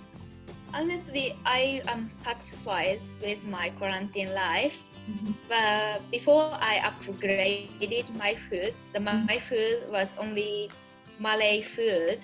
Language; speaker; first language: English; non-native, learner; Japanese